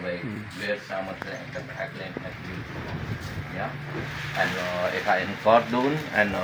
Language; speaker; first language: Dutch; non-native, local second language; Javanese